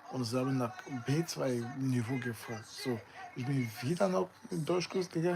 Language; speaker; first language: German; non-native, learner; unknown